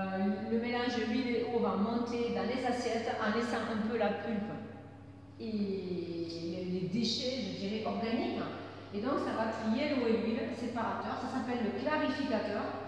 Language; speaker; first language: French; native; French